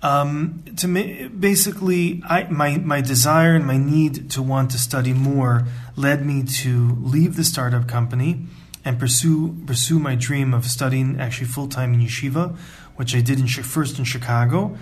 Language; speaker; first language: English; native; English